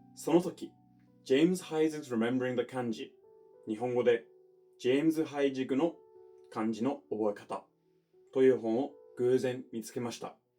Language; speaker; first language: Japanese; non-native, fluent; English